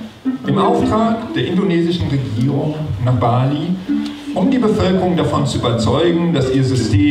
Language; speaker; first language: German; native; German